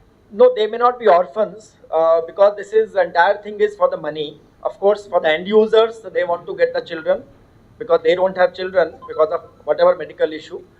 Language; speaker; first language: English; non-native, local second language; Hindi